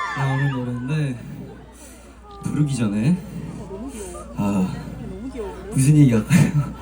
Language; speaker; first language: Korean; early bilingual, heritage; Korean